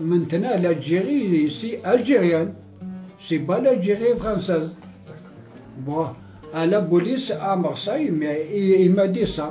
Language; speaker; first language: French; non-native, local second language; Arabic